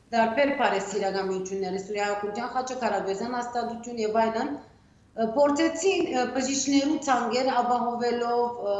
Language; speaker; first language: Armenian; early bilingual, heritage; Armenian